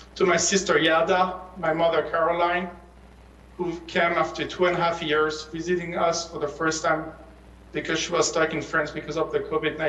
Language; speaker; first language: English; early bilingual, other home language; Persian